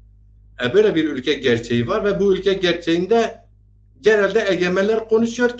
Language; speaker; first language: Turkish; native; Turkish